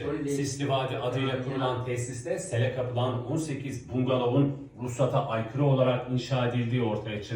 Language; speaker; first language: Turkish; native; Turkish